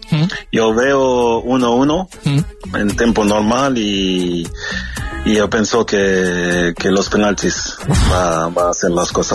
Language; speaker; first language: Spanish; non-native, fluent; French